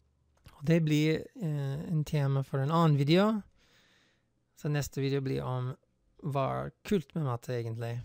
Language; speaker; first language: Norwegian; non-native, fluent; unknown